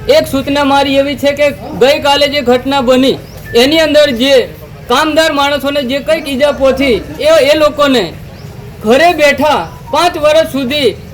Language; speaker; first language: Gujarati; non-native, local second language; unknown